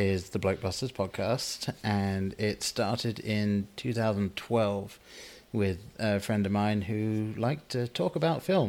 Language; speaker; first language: English; native; English